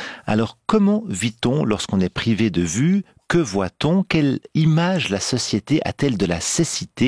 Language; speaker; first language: French; native; French